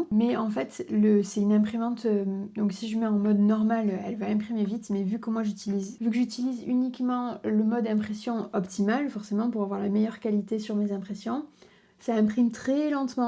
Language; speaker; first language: French; native; French